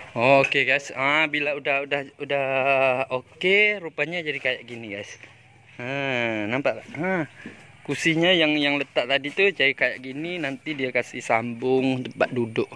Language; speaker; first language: Malay; native; Malay